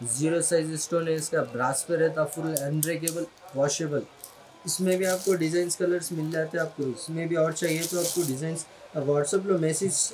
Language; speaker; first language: Hindi; non-native, local second language; Urdu